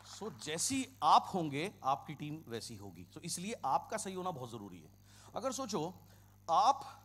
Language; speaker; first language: Hindi; non-native, local second language; Kannada